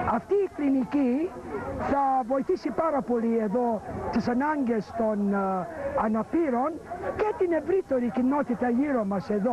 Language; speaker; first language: Greek; early bilingual, heritage; Greek